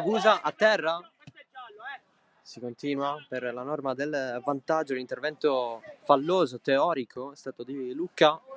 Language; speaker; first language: Italian; native; Italian